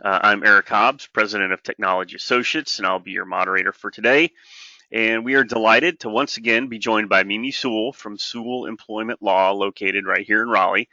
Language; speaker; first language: English; native; English